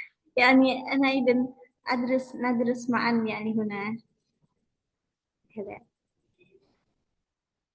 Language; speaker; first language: Arabic; non-native, fluent; Indonesian